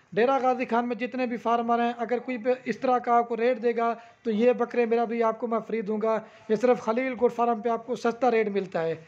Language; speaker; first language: Urdu; non-native, local second language; Saraiki